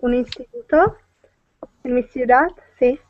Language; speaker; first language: Spanish; non-native, learner; Czech